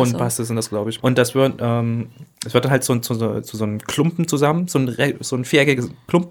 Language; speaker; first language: German; early bilingual, other home language; Vietnamese